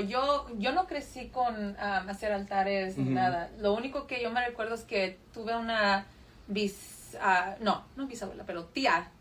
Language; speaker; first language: Spanish; early bilingual, heritage; Spanish